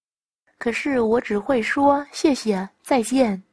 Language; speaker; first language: Chinese; non-native, fluent; Vietnamese